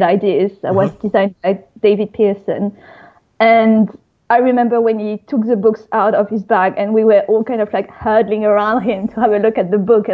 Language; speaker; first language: English; non-native, fluent; French